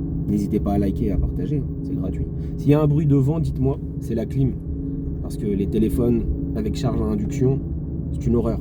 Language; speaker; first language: French; native; French